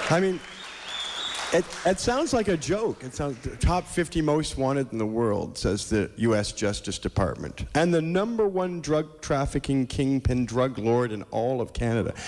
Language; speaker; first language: English; native; English